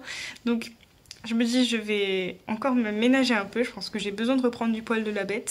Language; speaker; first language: French; native; French